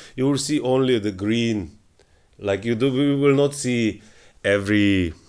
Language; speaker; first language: English; non-native, fluent; Slovenian